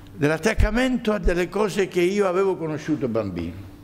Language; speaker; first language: Italian; native; Italian